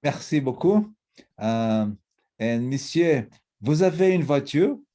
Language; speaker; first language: French; non-native, learner; Portuguese